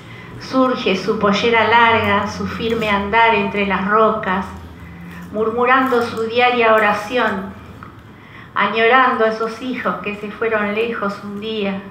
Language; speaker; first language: Spanish; native; Spanish